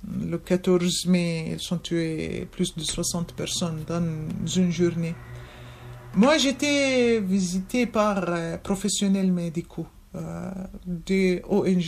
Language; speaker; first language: French; non-native, fluent; Arabic